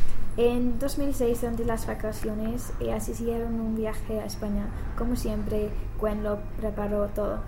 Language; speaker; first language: Spanish; non-native, learner; English